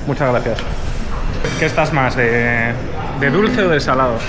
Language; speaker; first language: Spanish; native; Spanish